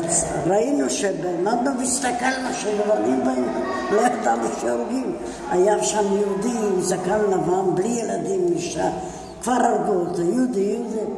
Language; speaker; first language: Hebrew; non-native, fluent; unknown